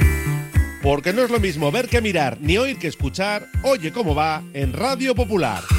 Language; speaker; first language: Spanish; native; Spanish